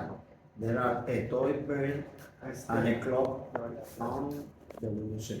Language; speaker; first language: English; non-native, learner; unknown